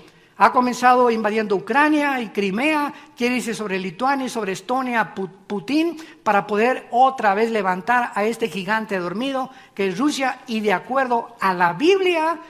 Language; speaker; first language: Spanish; native; Spanish